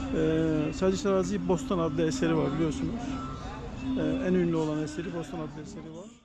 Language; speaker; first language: Turkish; native; Turkish